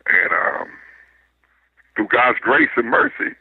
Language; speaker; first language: English; native; English